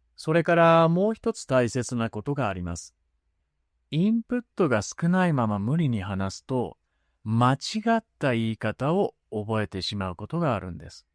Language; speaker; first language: Japanese; native; Japanese